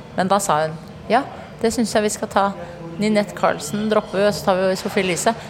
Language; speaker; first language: Norwegian; native; Norwegian